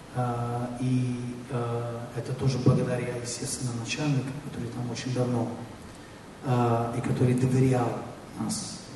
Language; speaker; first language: Russian; non-native, fluent; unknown